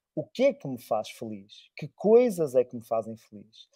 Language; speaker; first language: Portuguese; native; Portuguese